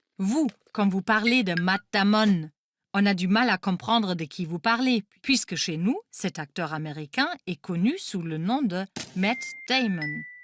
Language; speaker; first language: French; non-native, fluent; German